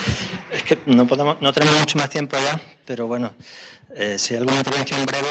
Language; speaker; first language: Spanish; native; Spanish